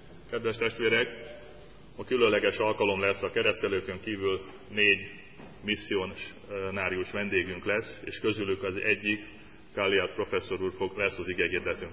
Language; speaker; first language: Hungarian; native; Hungarian